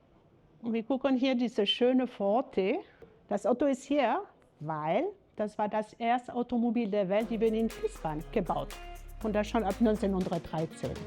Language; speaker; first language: German; non-native, fluent; French